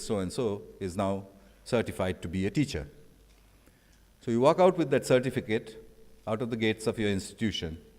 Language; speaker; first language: English; non-native, local second language; Bangla